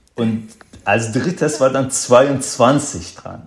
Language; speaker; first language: German; non-native, fluent; Azerbaijani